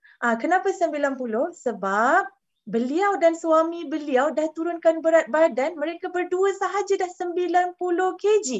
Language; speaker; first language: Malay; native; Malay